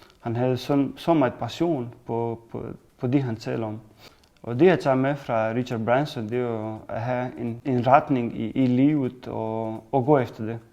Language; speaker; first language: Danish; non-native, fluent; Romanian